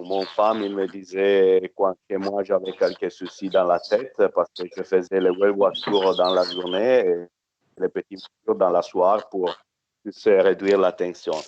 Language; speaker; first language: French; non-native, fluent; Italian